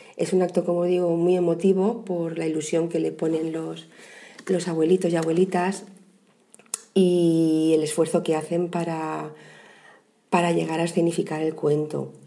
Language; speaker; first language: Spanish; native; Spanish